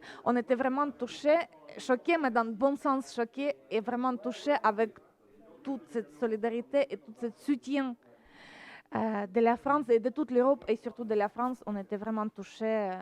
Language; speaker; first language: French; non-native, fluent; Ukrainian